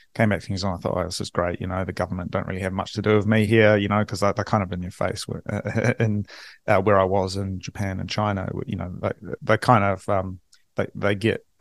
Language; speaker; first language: English; native; English